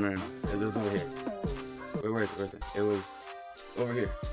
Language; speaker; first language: English; native; English